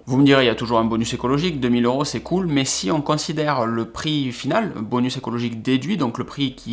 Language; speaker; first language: French; native; French